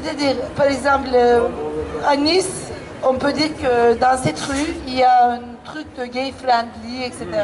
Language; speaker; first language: French; non-native, fluent; Turkish